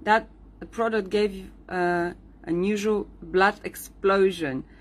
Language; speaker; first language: English; non-native, learner; Bulgarian